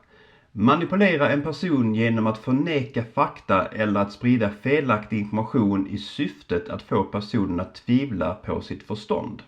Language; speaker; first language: Swedish; native; Swedish